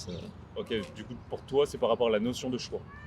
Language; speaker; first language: French; native; French